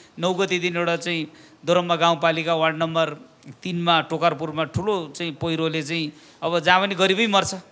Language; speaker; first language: Nepali; non-native, local second language; Eastern Tamang